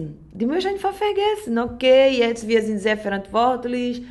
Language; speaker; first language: German; non-native, learner; Portuguese